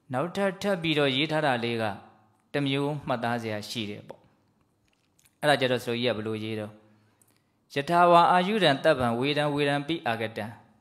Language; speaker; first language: Burmese; native; Burmese